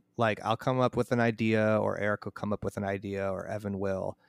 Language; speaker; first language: English; native; English